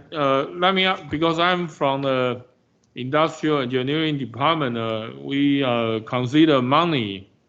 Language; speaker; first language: English; non-native, fluent; Chinese